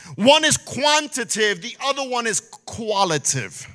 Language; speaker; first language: English; early bilingual, other home language; Spanish